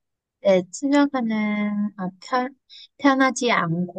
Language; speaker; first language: Korean; non-native, learner; Vietnamese